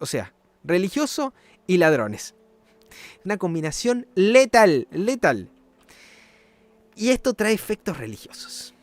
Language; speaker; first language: Spanish; native; Spanish